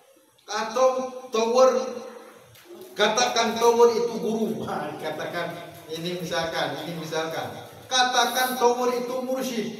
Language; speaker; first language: Indonesian; non-native, local second language; Achinese